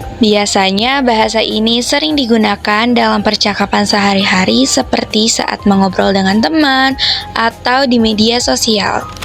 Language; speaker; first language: Indonesian; native; Indonesian